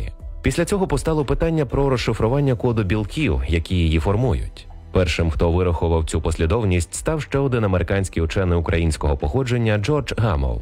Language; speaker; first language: Ukrainian; native; Ukrainian